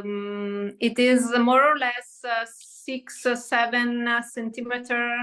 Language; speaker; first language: English; non-native, learner; Italian